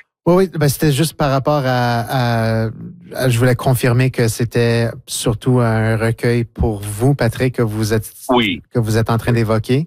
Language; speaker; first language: French; native; French